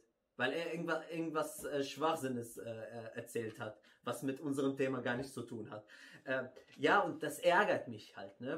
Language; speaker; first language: German; non-native, fluent; Arabic